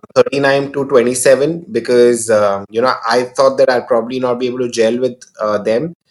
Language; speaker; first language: English; non-native, local second language; Hindi